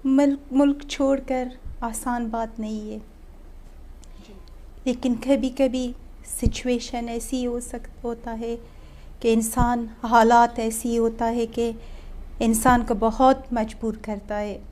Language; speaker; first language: Hindi; non-native, learner; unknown